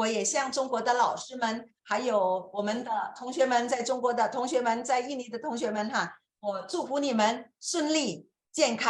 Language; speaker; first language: Chinese; non-native, fluent; Indonesian